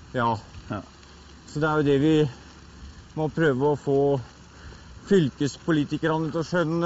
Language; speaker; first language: Norwegian; native; Norwegian